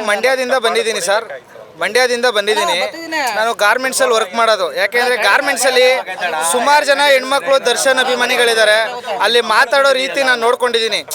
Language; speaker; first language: Kannada; native; Kannada